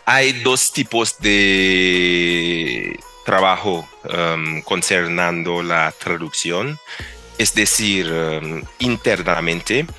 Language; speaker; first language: Spanish; non-native, fluent; English